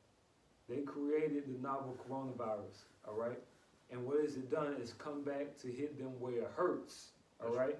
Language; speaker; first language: English; native; English